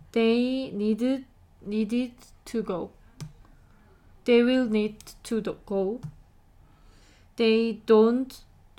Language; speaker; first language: English; non-native, learner; Korean